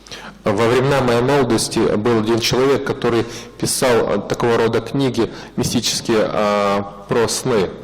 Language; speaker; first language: Russian; native; Russian